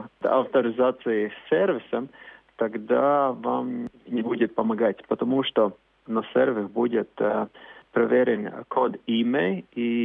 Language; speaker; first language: Russian; non-native, local second language; Latvian